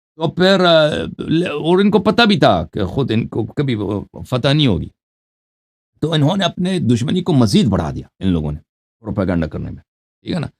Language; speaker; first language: Urdu; non-native, fluent; Persian